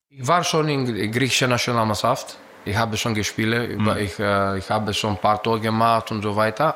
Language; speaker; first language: German; non-native, learner; Greek